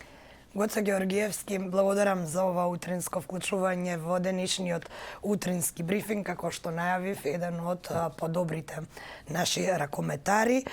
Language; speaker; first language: Macedonian; native; Macedonian